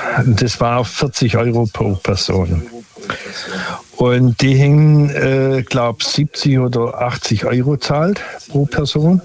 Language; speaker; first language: German; native; German